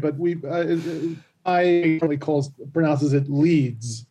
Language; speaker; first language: English; native; English